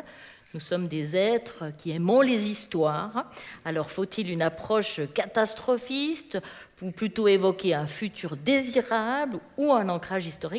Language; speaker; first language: French; native; French